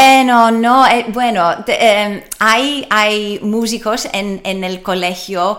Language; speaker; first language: Spanish; non-native, learner; English